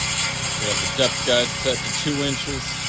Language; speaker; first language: English; native; English